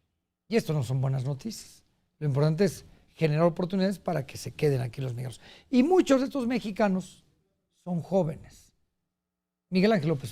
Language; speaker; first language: Spanish; native; Spanish